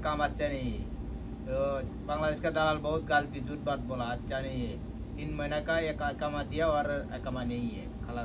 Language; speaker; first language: Hindi; non-native, learner; Bangla